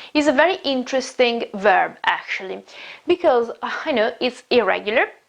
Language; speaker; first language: English; non-native, fluent; Italian